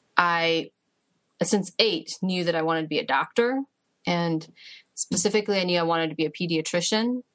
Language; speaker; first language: English; early bilingual, other home language; Chinese